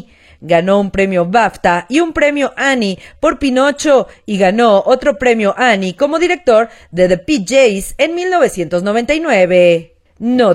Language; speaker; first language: Spanish; native; Spanish